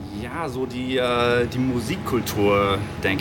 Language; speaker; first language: German; non-native, learner; English